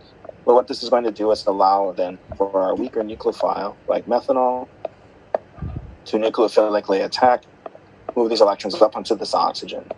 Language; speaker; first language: English; native; English